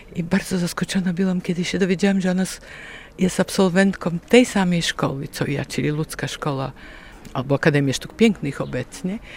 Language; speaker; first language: Polish; non-native, fluent; Bulgarian